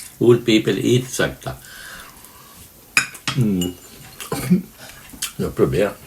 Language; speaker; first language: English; non-native, learner; Swedish